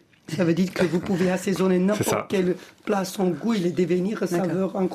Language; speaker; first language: French; non-native, fluent; Georgian